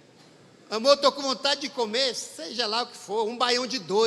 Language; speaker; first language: Portuguese; native; Portuguese